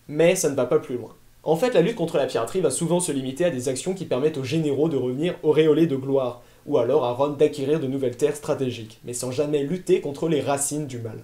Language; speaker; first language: French; native; French